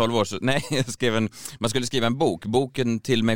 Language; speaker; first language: Swedish; native; Swedish